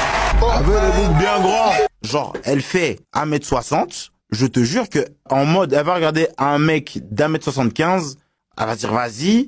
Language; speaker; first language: French; native; French